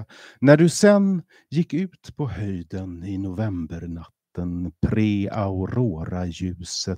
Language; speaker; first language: Swedish; native; Swedish